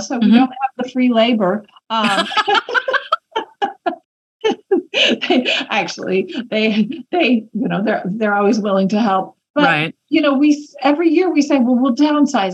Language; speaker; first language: English; native; English